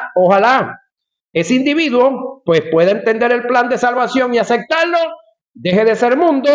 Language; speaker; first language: Spanish; native; Spanish